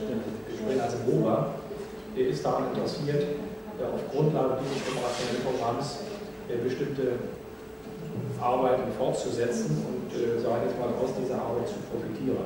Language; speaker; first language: German; native; German